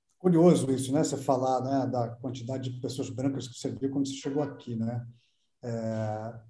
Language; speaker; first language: Portuguese; native; Portuguese